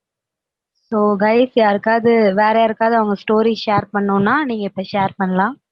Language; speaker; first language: Tamil; native; Tamil